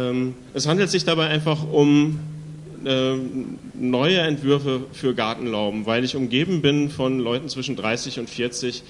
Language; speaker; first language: German; native; German